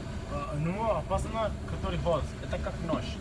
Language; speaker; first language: Russian; non-native, learner; Sinhala